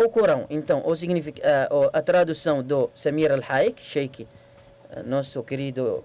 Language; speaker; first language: Portuguese; non-native, learner; Arabic